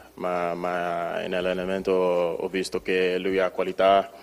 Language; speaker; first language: Italian; non-native, learner; English